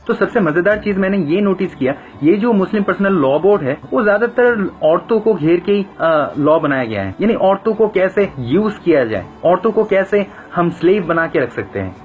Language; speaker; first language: Hindi; non-native, fluent; Bangla